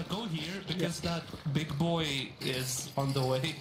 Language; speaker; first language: English; non-native, fluent; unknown